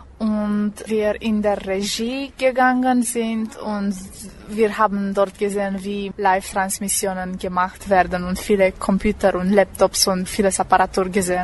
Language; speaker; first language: German; non-native, local second language; Romanian